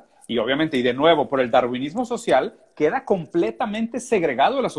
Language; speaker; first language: Spanish; native; Spanish